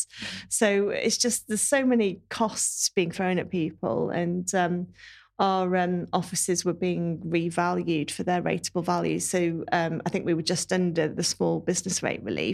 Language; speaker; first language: English; native; English